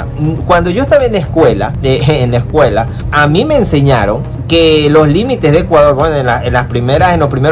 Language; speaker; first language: Spanish; native; Spanish